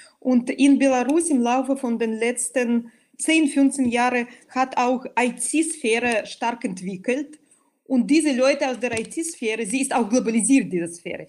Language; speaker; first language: German; non-native, fluent; Belarusian